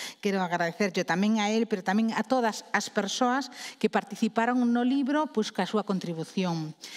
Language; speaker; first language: Galician; non-native, local second language; Spanish